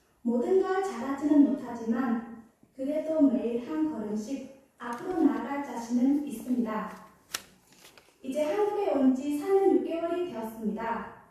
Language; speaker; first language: Korean; non-native, fluent; Khmer